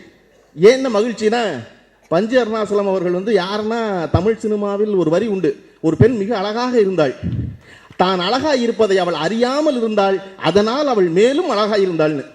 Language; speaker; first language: Tamil; native; Tamil